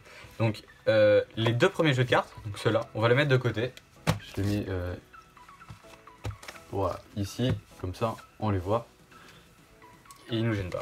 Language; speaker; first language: French; native; French